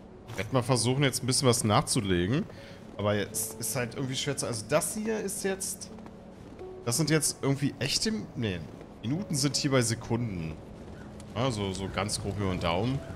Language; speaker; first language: German; native; German